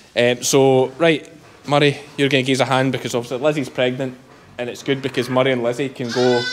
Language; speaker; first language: English; native; English